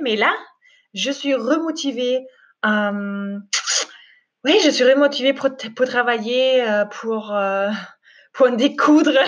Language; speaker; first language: French; non-native, fluent; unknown